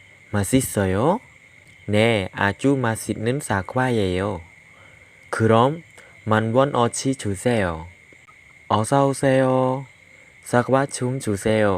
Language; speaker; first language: Korean; non-native, fluent; Khmer